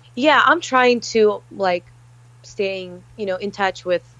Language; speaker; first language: English; early bilingual, other home language; Russian